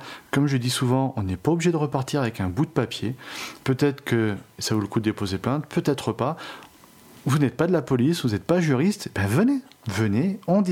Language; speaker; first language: French; native; French